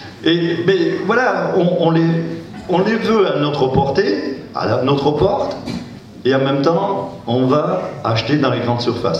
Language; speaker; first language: French; native; French